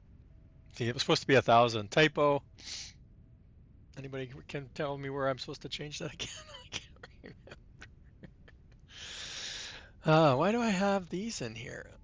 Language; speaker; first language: English; native; English